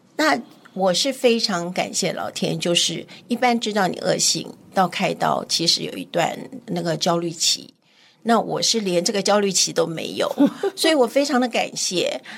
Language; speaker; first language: Chinese; native; Chinese